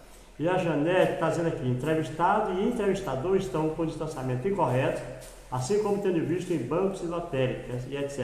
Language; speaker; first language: Portuguese; native; Portuguese